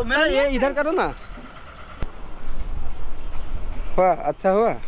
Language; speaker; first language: Hindi; non-native, learner; Bangla